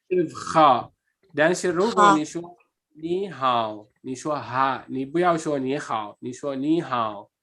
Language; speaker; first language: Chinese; non-native, fluent; Arabic